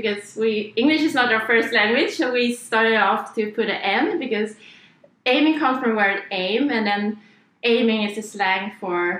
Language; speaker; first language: English; non-native, fluent; Swedish